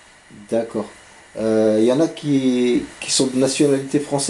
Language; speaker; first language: French; native; French